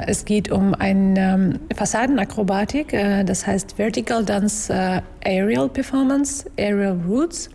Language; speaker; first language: German; non-native, fluent; Russian